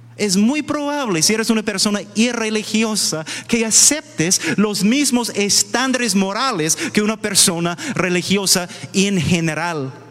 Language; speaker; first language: Spanish; non-native, fluent; English